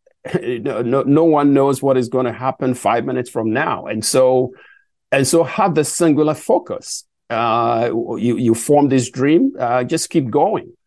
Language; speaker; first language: English; non-native, local second language; Akan